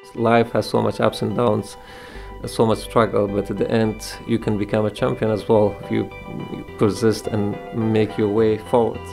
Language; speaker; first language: English; non-native, fluent; Persian